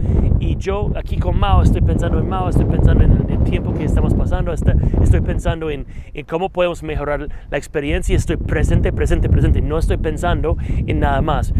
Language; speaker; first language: Spanish; non-native, fluent; English